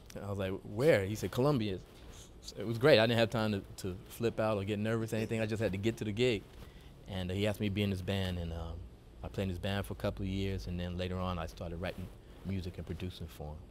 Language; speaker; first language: English; native; English